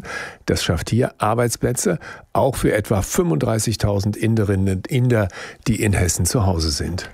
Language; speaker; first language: German; native; German